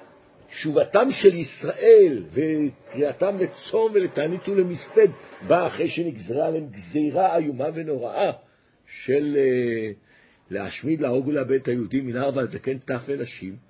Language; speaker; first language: Hebrew; native; Hebrew